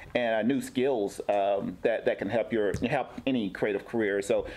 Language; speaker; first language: English; native; English